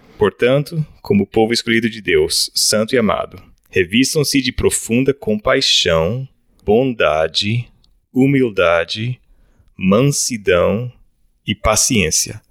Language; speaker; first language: Portuguese; early bilingual, other home language; English